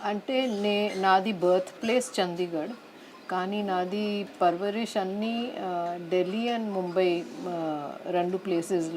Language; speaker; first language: Telugu; non-native, fluent; Hindi